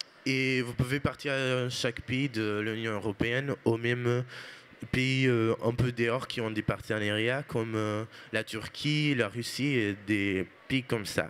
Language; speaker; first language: French; non-native, fluent; Portuguese